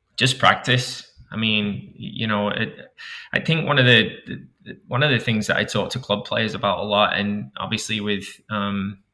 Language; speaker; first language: English; native; English